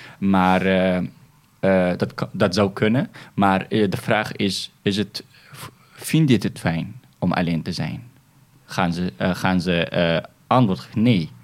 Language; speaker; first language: Dutch; non-native, fluent; Arabic